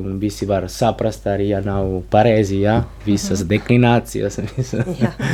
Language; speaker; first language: Latvian; non-native, learner; Italian